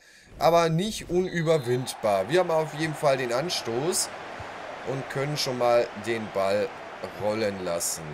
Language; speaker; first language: German; native; German